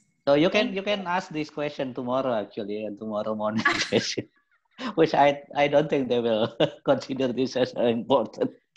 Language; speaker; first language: English; non-native, fluent; Indonesian